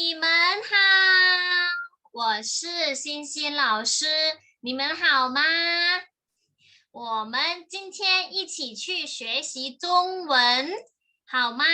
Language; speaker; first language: Chinese; non-native, fluent; Thai